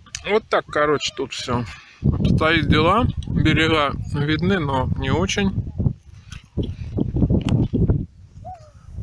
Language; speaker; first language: Russian; native; Russian